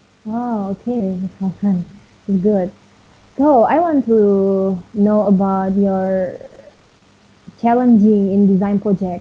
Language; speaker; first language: English; non-native, learner; Indonesian